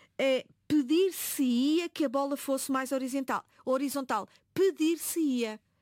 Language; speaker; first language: Portuguese; native; Portuguese